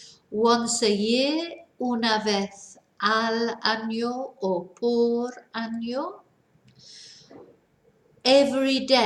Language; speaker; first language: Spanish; non-native, fluent; English